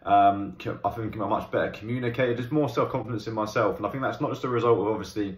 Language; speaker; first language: English; native; English